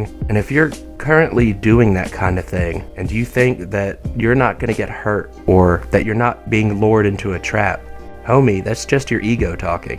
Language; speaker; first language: English; native; English